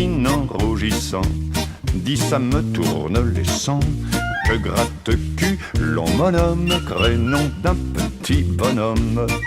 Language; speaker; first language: French; native; French